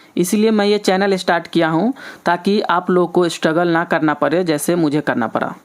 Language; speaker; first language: Hindi; native; Hindi